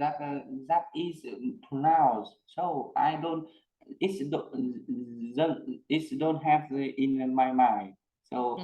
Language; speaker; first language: English; non-native, learner; Vietnamese